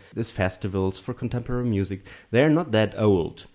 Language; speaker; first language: English; non-native, fluent; German